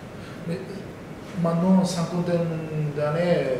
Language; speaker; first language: French; non-native, learner; Japanese